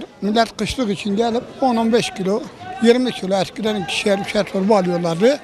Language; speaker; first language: Turkish; native; Turkish